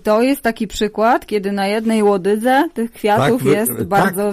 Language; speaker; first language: Polish; native; Polish